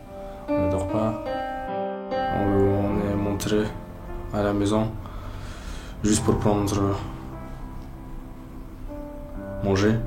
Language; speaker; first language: French; non-native, learner; Ukrainian